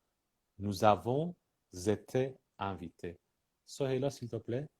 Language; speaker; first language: French; non-native, fluent; Persian